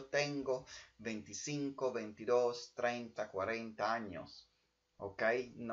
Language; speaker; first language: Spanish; non-native, fluent; Italian